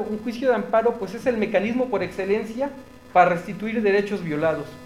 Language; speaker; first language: Spanish; native; Spanish